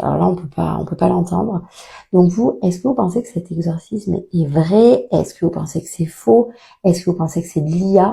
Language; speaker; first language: French; native; French